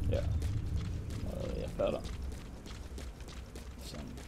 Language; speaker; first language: Norwegian; native; Norwegian